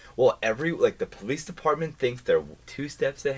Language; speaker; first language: English; native; English